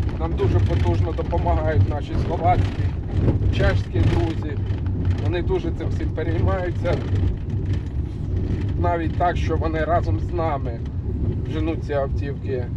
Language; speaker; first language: Ukrainian; native; Ukrainian